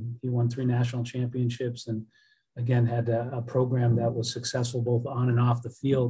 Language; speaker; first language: English; native; English